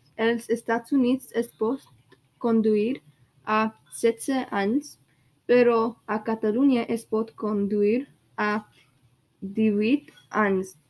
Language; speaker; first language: Catalan; non-native, learner; English